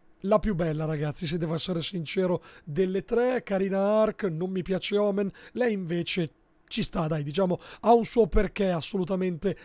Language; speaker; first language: Italian; native; Italian